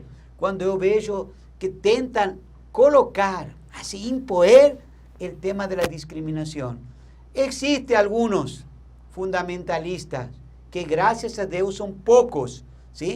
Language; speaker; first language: Portuguese; non-native, learner; Spanish